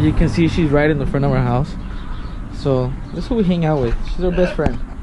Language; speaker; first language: English; early bilingual, other home language; Spanish